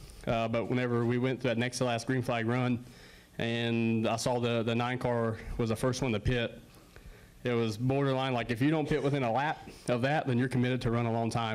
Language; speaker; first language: English; native; English